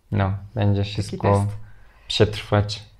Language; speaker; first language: Polish; non-native, fluent; Turkish